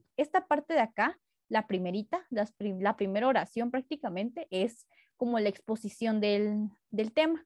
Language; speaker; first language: Spanish; native; Spanish